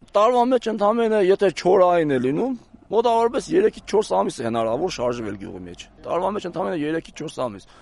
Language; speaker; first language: Armenian; native; Armenian